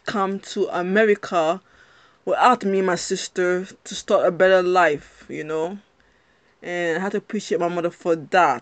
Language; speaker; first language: English; early bilingual, other home language; Haitian Creole